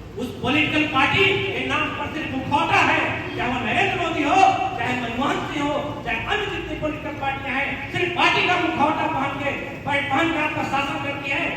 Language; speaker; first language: Hindi; native; Hindi